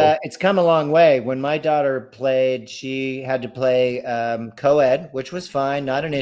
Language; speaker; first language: English; native; English